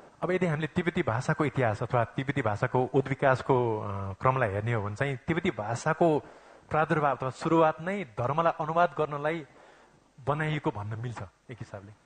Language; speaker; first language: Nepali; native; Nepali